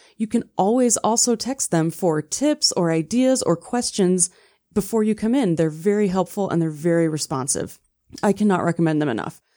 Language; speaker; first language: English; native; English